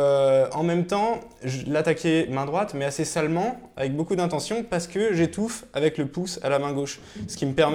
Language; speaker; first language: French; native; French